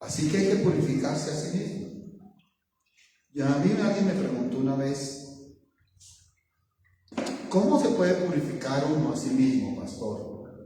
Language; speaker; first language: Spanish; native; Spanish